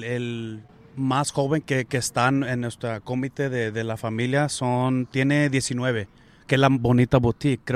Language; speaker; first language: Spanish; early bilingual, heritage; Spanish